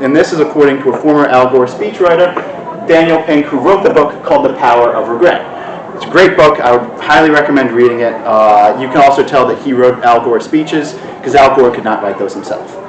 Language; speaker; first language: English; native; English